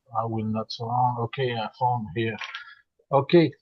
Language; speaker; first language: English; non-native, learner; French